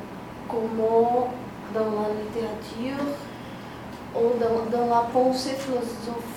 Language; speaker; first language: French; non-native, fluent; Portuguese